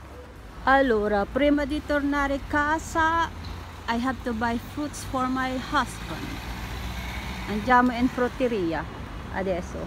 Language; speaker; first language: Italian; non-native, learner; Filipino